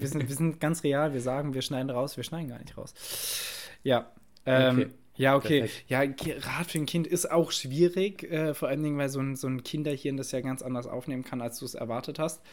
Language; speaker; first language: German; native; German